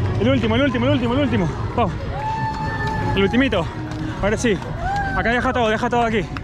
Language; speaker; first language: Spanish; native; Spanish